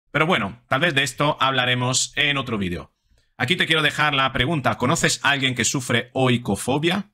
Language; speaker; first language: Spanish; non-native, fluent; Italian